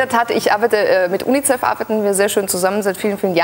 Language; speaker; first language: German; native; German